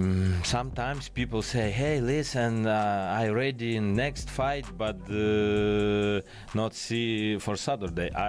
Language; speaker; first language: English; non-native, learner; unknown